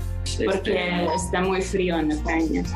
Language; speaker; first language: Spanish; non-native, learner; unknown